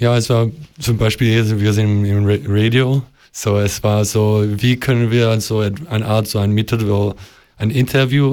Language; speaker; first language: German; non-native, learner; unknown